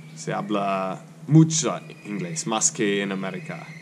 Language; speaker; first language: Spanish; non-native, learner; English